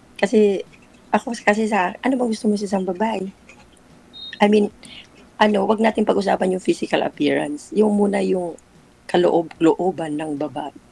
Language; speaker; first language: Filipino; non-native, local second language; Cebuano